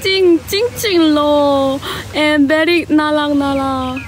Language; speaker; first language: English; non-native, learner; Thai